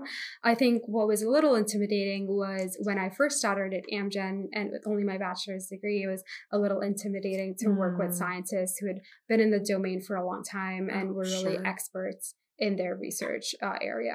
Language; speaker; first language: English; non-native, local second language; Hindi